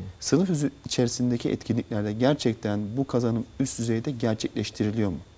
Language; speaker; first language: Turkish; native; Turkish